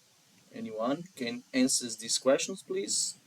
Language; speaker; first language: English; non-native, learner; Portuguese